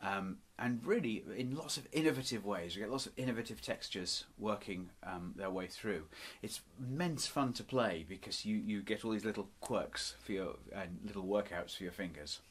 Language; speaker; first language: English; native; English